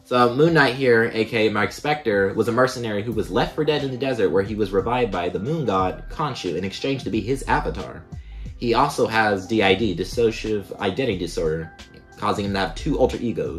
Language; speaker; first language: English; native; English